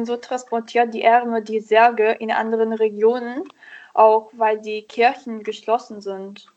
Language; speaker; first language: German; non-native, learner; Italian